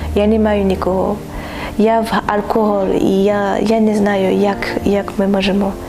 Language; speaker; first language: Ukrainian; non-native, learner; French